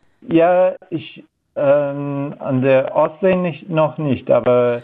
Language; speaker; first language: German; non-native, fluent; English